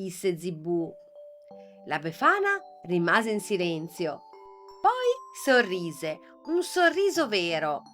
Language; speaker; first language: Italian; native; Italian